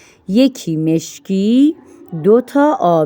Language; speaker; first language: Persian; non-native, fluent; Urdu